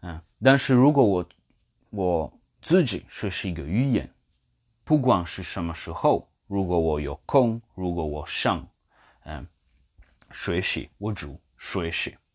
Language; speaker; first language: Chinese; non-native, fluent; English